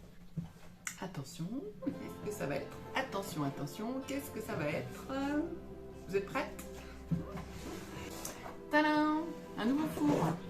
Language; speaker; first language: French; native; French